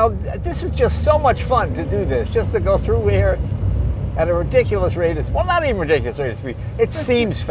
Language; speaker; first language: English; native; English